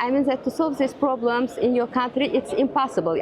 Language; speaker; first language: English; non-native, learner; Azerbaijani